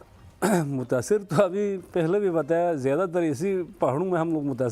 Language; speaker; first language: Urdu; non-native, local second language; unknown